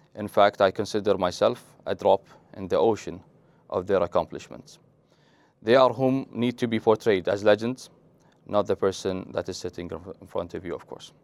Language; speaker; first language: English; non-native, fluent; Arabic